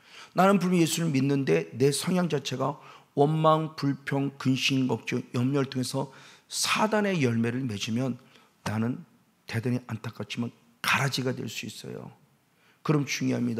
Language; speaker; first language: Korean; native; Korean